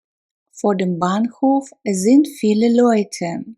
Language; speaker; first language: German; non-native, fluent; Russian